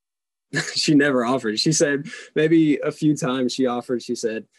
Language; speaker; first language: English; early bilingual, other home language; Hungarian